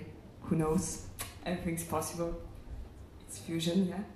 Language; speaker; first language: English; non-native, fluent; French